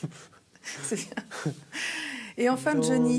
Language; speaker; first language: French; native; French